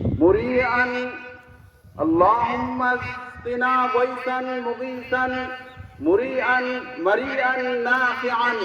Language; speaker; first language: Arabic; non-native, fluent; Bangla